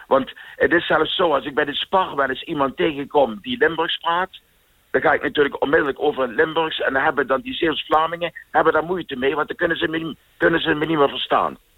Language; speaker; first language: Dutch; native; Dutch